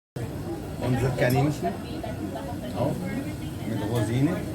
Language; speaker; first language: German; non-native, learner; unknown